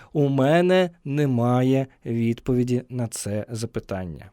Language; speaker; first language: Ukrainian; native; Ukrainian